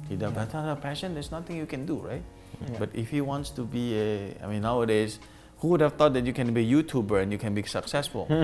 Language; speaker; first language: English; non-native, fluent; Indonesian